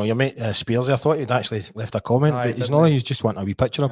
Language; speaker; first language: English; native; English